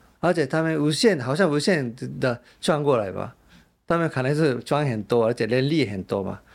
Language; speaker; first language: Chinese; non-native, fluent; Japanese